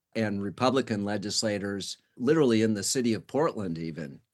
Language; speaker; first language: English; native; English